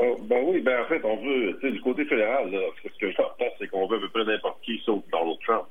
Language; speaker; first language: French; native; French